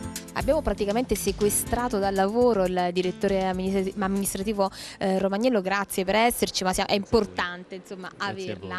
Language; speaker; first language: Italian; native; Italian